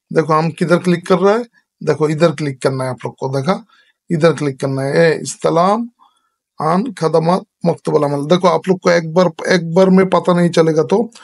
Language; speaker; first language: Hindi; non-native, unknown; Bangla